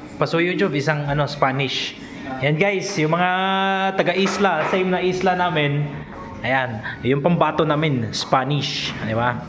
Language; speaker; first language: Filipino; non-native, local second language; Cebuano